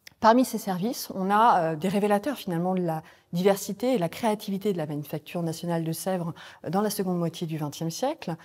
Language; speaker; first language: French; native; French